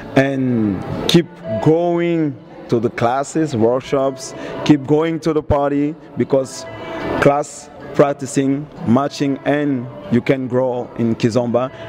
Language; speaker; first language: English; non-native, learner; Portuguese